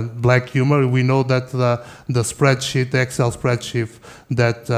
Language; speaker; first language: English; non-native, fluent; Portuguese